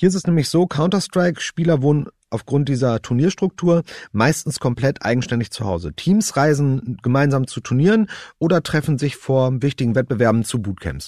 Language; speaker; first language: German; native; German